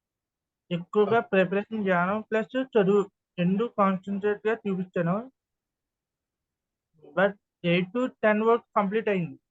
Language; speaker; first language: Telugu; native; Telugu